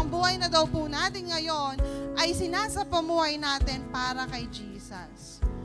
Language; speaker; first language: Filipino; native; Filipino